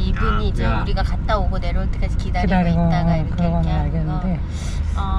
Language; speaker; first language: Korean; native; Korean